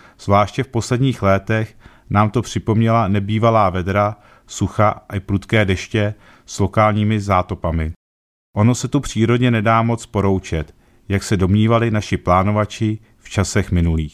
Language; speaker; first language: Czech; native; Czech